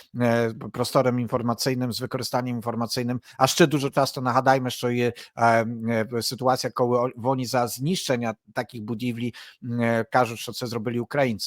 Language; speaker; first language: Polish; non-native, learner; Ukrainian